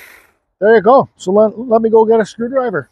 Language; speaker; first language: English; native; English